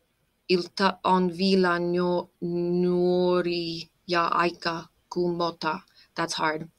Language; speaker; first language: Finnish; non-native, learner; English